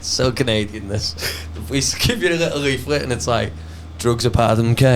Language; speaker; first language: English; native; English